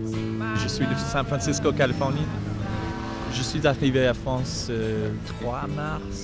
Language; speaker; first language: French; non-native, learner; English